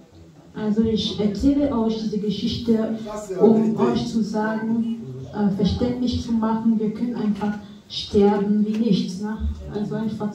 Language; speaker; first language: German; non-native, fluent; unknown